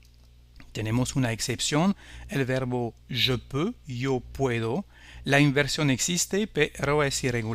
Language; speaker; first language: Spanish; non-native, fluent; French